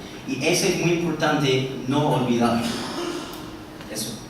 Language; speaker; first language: Spanish; non-native, fluent; English